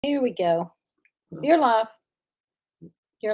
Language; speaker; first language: English; native; English